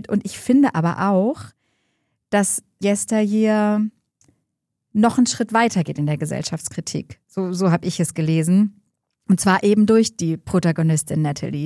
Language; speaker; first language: German; native; German